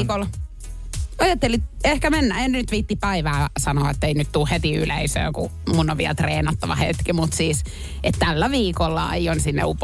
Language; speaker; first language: Finnish; native; Finnish